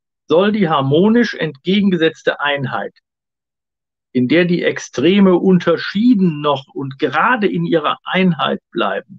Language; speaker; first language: German; native; German